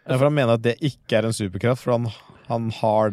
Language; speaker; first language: Norwegian; native; Norwegian